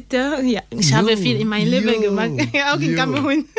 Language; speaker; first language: German; non-native, learner; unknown